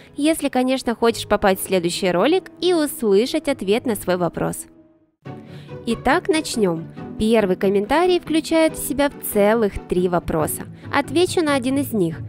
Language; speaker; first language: Russian; native; Russian